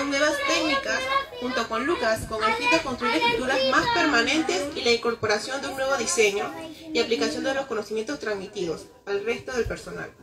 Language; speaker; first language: Spanish; native; Spanish